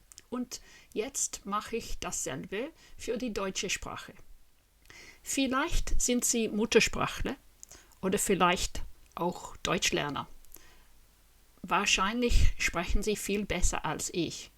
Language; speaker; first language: German; non-native, fluent; English